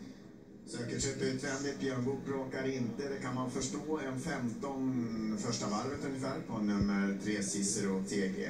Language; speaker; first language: Swedish; native; Swedish